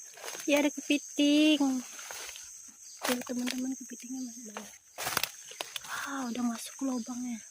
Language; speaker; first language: Indonesian; native; Indonesian